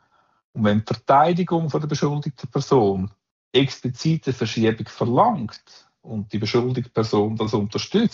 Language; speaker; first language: German; native; German